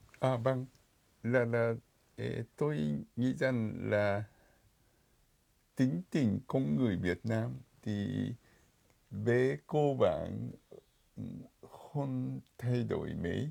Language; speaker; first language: Vietnamese; non-native, fluent; Japanese